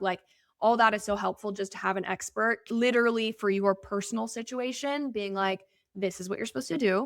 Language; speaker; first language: English; native; English